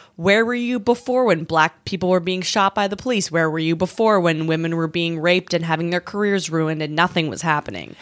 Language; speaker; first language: English; native; English